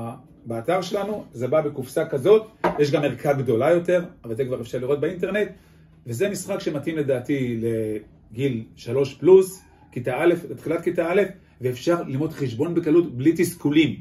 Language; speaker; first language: Hebrew; native; Hebrew